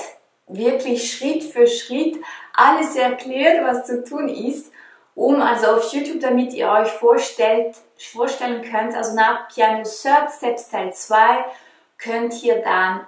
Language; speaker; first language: German; non-native, fluent; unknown